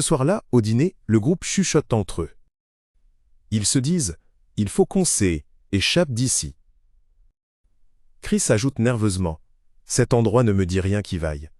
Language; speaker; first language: French; native; French